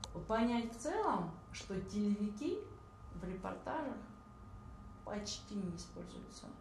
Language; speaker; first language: Russian; native; Russian